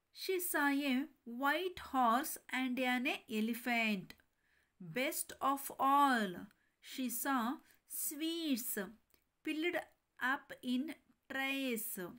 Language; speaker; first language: English; non-native, local second language; Kannada